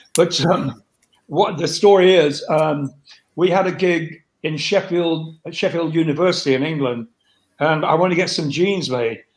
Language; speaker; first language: English; native; English